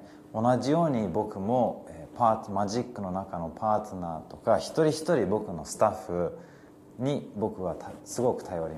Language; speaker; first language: Japanese; early bilingual, heritage; English